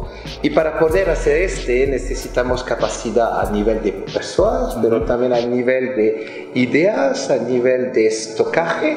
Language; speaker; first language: Spanish; non-native, fluent; French